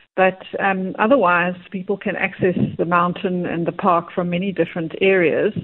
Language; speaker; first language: English; native; English